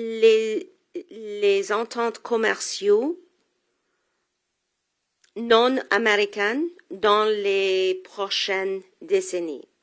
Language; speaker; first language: French; non-native, local second language; English